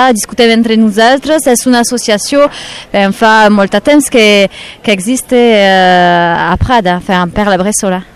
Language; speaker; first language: Catalan; non-native, fluent; French